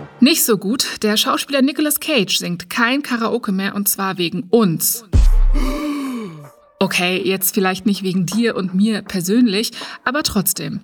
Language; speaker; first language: German; native; German